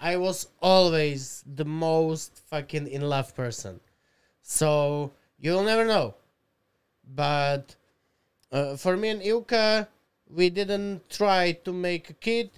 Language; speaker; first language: English; non-native, fluent; Slovak